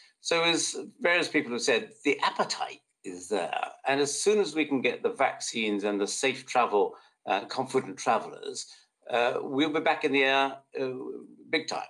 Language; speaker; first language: English; native; English